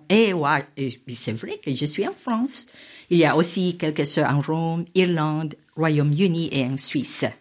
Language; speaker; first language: French; non-native, fluent; Filipino